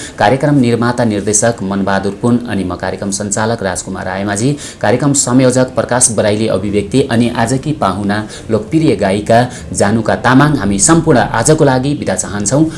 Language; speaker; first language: Nepali; native; Nepali